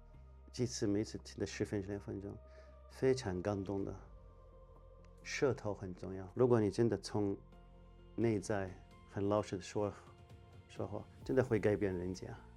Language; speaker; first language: Chinese; non-native, fluent; Arabic